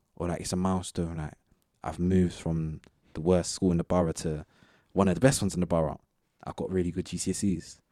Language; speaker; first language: English; native; English